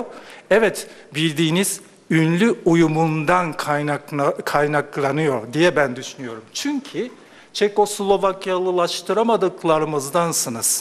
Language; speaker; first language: Turkish; non-native, fluent; Japanese